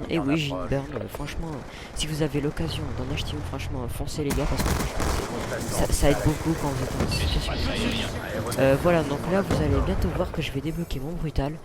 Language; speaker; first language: French; native; French